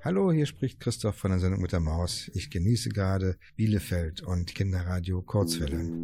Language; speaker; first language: German; native; German